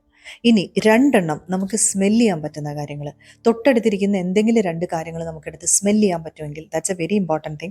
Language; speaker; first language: Malayalam; native; Malayalam